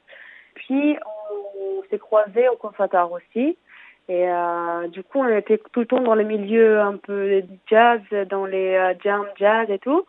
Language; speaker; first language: French; early bilingual, other home language; Armenian